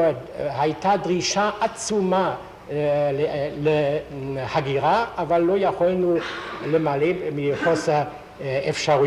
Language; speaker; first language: Hebrew; non-native, fluent; German